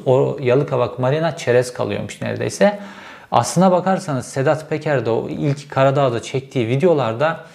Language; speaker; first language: Turkish; native; Turkish